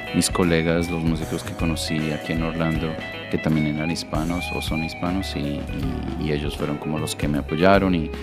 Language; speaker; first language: Spanish; native; Spanish